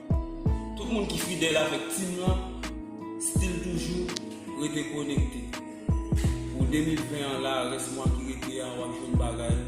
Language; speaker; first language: French; non-native, learner; Haitian Creole